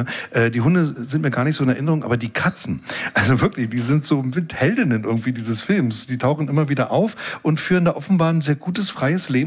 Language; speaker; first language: German; native; German